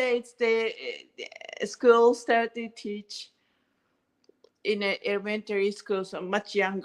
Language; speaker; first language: English; non-native, learner; Japanese